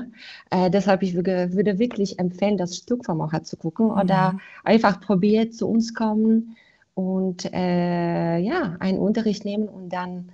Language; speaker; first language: German; non-native, fluent; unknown